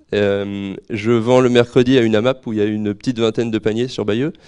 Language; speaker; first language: French; native; French